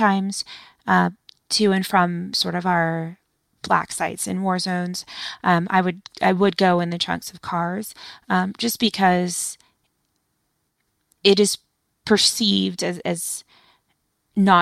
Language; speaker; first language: English; native; English